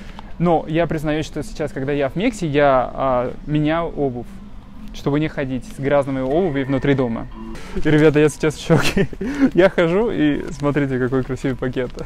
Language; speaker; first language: Russian; non-native, fluent; Spanish